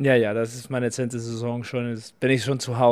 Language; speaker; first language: German; non-native, fluent; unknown